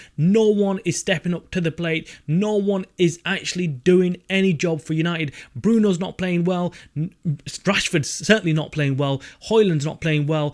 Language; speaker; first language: English; native; English